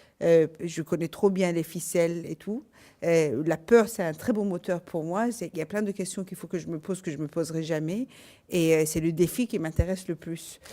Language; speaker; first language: French; non-native, fluent; Persian